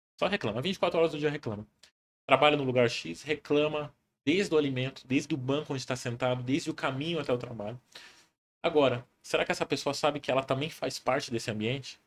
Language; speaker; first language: Portuguese; native; Portuguese